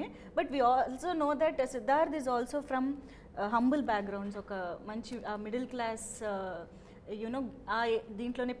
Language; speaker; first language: Telugu; native; Telugu